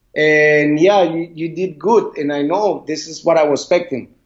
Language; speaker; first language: English; non-native, learner; Spanish